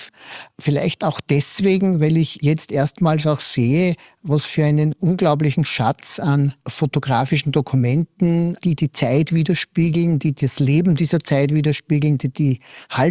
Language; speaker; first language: German; native; German